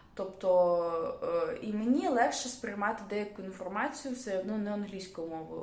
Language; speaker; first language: Ukrainian; non-native, local second language; Russian